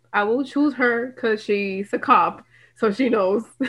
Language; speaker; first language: English; non-native, local second language; Spanish